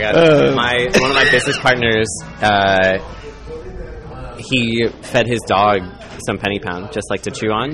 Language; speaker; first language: English; native; English